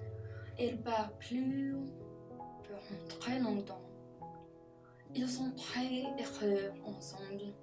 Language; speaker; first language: French; non-native, learner; English